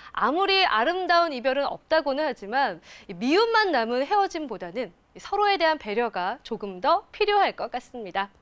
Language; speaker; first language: Korean; native; Korean